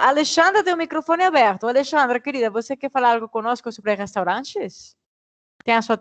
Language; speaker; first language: Portuguese; non-native, fluent; Spanish